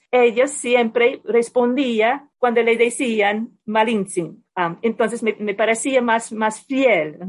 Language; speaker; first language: Spanish; non-native, fluent; English